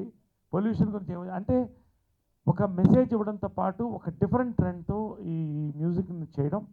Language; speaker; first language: Telugu; native; Telugu